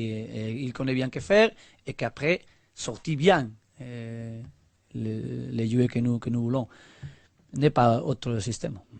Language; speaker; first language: French; non-native, learner; Spanish